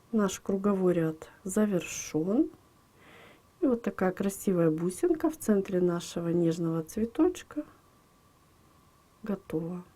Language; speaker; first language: Russian; native; Russian